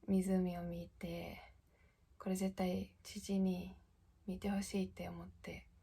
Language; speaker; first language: Japanese; non-native, fluent; English